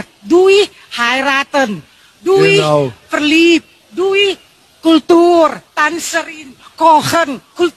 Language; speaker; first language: German; non-native, learner; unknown